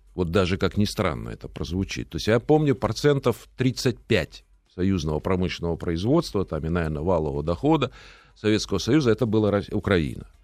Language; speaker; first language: Russian; native; Russian